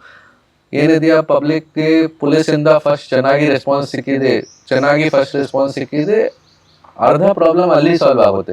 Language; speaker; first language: Kannada; non-native, local second language; Hindi